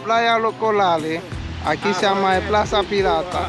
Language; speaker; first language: Spanish; non-native, learner; Haitian Creole